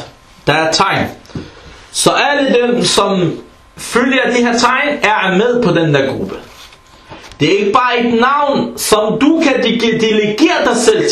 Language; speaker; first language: Danish; early bilingual, other home language; Arabic